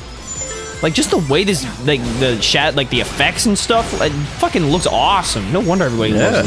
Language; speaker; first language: English; native; English